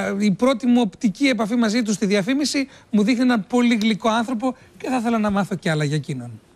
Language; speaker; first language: Greek; native; Greek